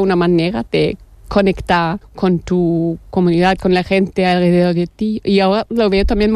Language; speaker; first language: Spanish; non-native, fluent; German